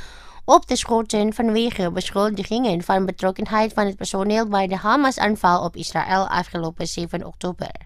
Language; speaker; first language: Dutch; non-native, learner; Indonesian